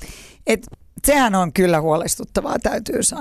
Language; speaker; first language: Finnish; native; Finnish